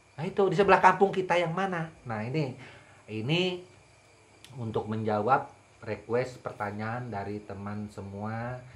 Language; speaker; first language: Indonesian; non-native, local second language; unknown